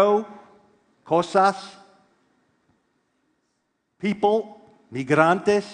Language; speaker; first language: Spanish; non-native, fluent; English